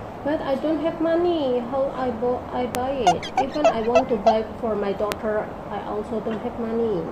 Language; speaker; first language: English; non-native, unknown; Indonesian